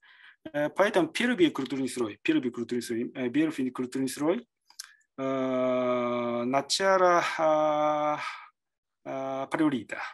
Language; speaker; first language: Russian; non-native, learner; Japanese